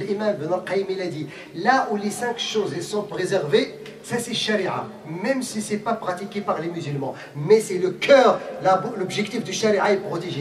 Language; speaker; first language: French; non-native, fluent; Arabic